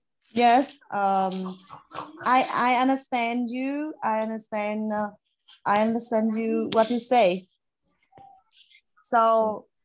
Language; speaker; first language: English; non-native, learner; Vietnamese